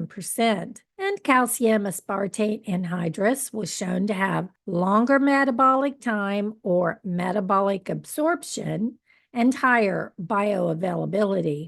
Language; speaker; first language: English; native; English